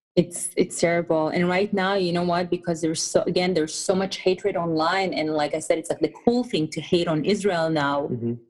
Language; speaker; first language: English; non-native, fluent; Hebrew